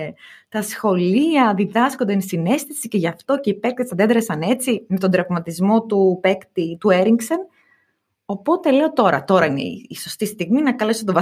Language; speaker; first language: Greek; native; Greek